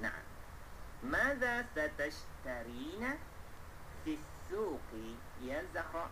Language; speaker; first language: Arabic; non-native, fluent; Malay